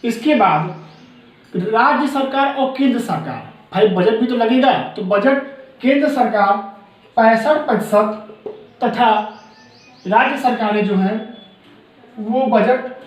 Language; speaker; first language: Hindi; native; Hindi